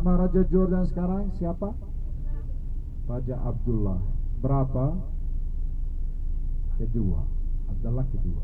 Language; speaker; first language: Indonesian; non-native, fluent; Arabic